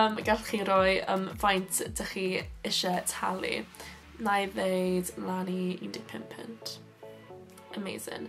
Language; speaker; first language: Welsh; non-native, local second language; English